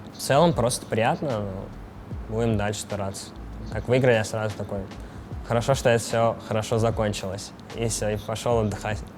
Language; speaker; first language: Russian; native; Russian